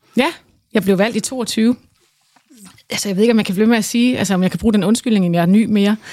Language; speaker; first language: Danish; native; Danish